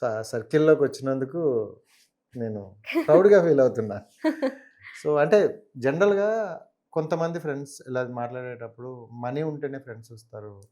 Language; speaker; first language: Telugu; native; Telugu